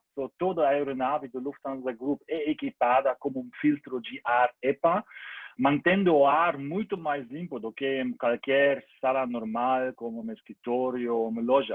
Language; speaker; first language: Portuguese; non-native, learner; German